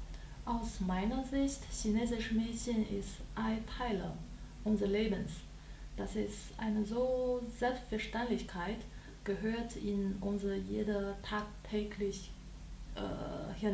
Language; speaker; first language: German; non-native, learner; Chinese